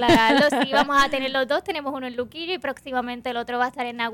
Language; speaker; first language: Spanish; native; Spanish